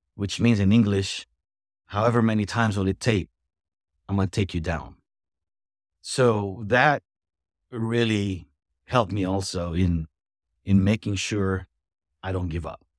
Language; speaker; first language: English; non-native, local second language; Filipino